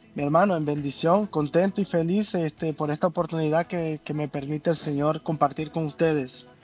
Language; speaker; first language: Spanish; early bilingual, heritage; Spanish